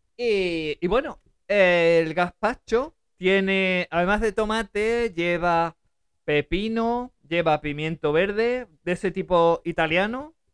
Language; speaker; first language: Spanish; early bilingual, other home language; German